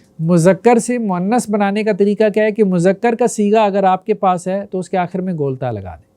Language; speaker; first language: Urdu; non-native, local second language; Punjabi